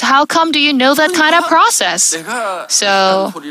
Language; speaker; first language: English; non-native, fluent; Korean